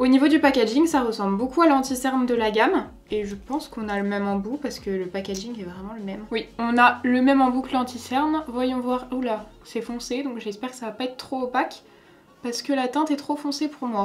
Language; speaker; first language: French; native; French